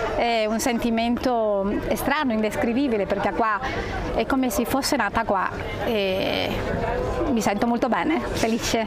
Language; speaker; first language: Italian; non-native, fluent; Spanish